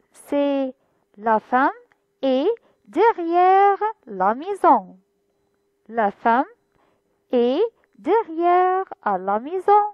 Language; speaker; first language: French; non-native, fluent; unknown